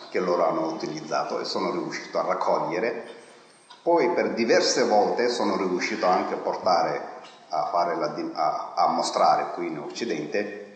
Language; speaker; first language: Italian; non-native, fluent; Tibetan